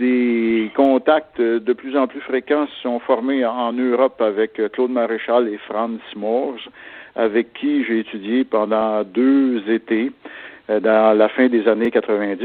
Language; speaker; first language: French; native; French